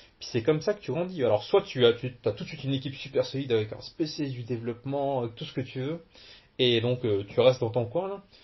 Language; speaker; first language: French; early bilingual, other home language; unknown